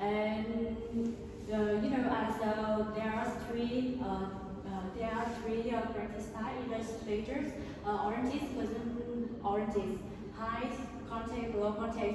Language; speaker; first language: English; non-native, learner; Vietnamese